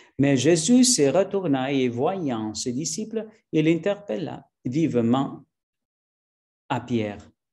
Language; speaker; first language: French; non-native, learner; Spanish